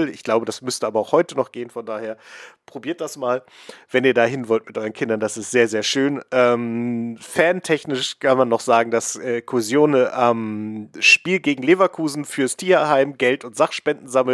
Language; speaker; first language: German; native; German